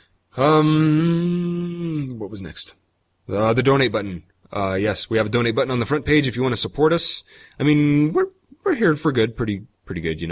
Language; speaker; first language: English; native; English